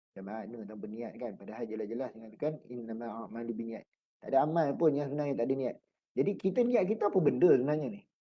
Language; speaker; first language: Malay; native; Malay